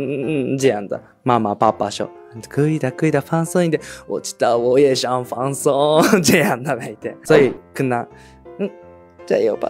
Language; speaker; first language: Chinese; non-native, learner; Japanese